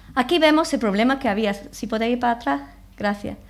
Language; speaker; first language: Spanish; non-native, fluent; English